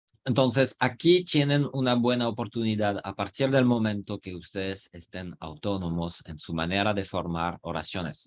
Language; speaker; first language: Spanish; non-native, fluent; French